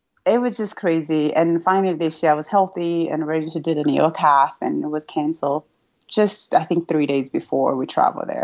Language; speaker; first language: English; non-native, fluent; Rundi